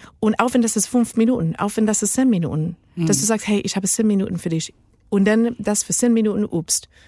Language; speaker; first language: German; non-native, learner; Spanish